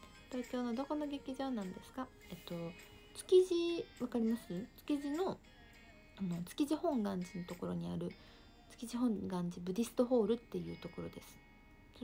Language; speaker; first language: Japanese; native; Japanese